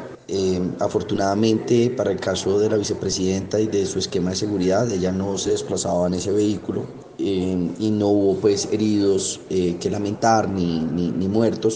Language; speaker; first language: Spanish; native; Spanish